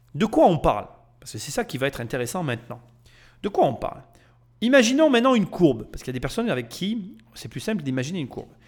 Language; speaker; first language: French; native; French